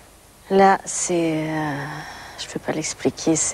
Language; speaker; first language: French; non-native, fluent; Russian